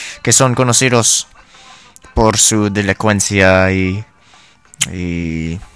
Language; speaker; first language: Spanish; non-native, learner; English